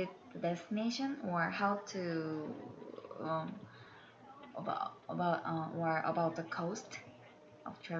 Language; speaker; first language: English; non-native, learner; Korean